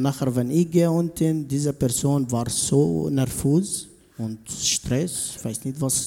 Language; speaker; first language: German; non-native, learner; Arabic